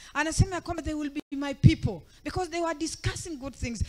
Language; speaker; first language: English; non-native, local second language; Swahili